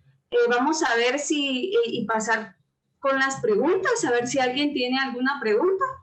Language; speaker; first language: Spanish; native; Spanish